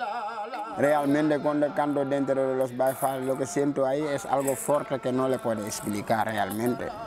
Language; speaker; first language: Spanish; non-native, fluent; Wolof